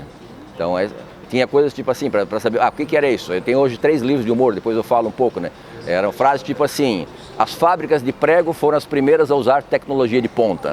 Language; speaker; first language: Portuguese; native; Portuguese